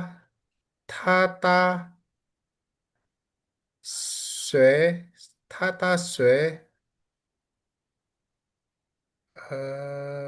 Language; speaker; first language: Chinese; non-native, learner; Indonesian